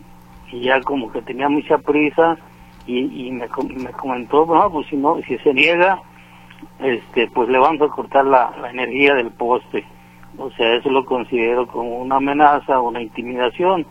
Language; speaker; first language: Spanish; native; Spanish